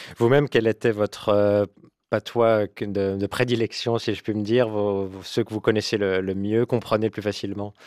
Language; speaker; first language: French; native; French